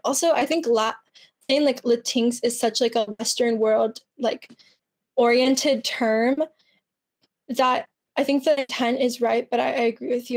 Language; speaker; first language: English; early bilingual, other home language; Spanish